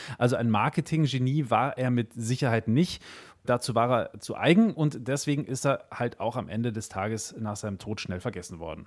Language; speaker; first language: German; native; German